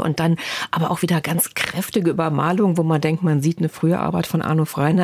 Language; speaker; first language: German; native; German